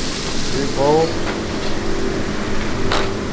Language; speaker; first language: German; non-native, learner; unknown